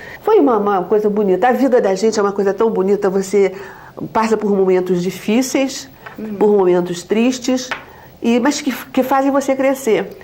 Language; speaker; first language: Portuguese; native; Portuguese